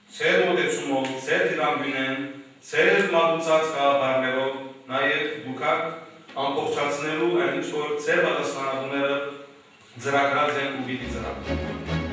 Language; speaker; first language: Armenian; early bilingual, heritage; Armenian